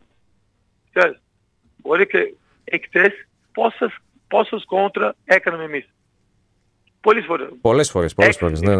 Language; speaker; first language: Greek; non-native, learner; Portuguese